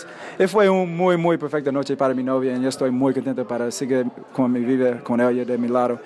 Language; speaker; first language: Spanish; non-native, learner; English